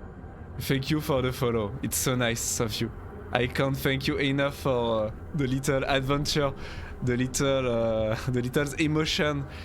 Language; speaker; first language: English; non-native, learner; French